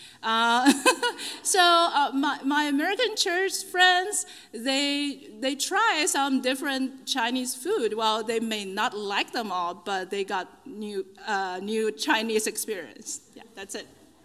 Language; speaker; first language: English; non-native, fluent; Chinese